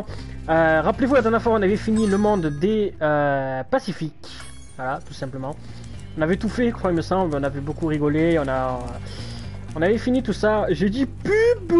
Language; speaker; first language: French; native; French